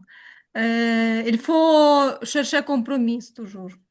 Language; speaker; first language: French; non-native, learner; Ukrainian